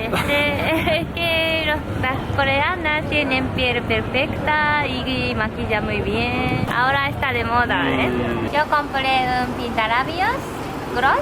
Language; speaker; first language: Spanish; non-native, fluent; Japanese